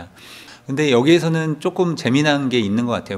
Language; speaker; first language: Korean; native; Korean